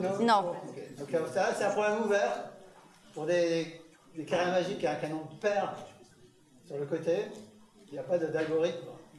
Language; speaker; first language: French; native; French